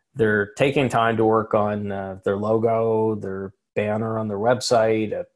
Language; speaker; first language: English; native; English